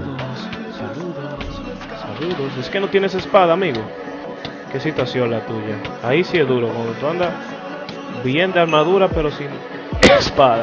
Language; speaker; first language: Spanish; native; Spanish